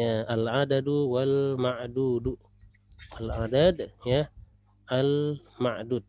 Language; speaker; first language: Arabic; non-native, learner; Indonesian